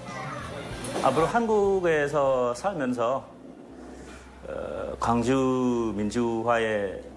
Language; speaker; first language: Korean; non-native, learner; Khmer